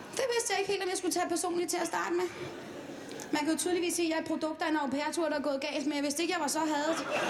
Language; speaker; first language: Danish; non-native, fluent; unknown